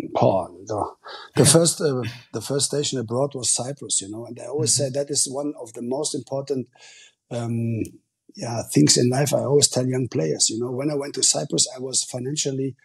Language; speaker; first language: English; non-native, fluent; German